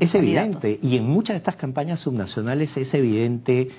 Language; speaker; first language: Spanish; native; Spanish